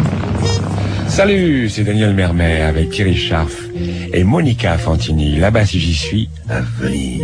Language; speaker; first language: French; native; French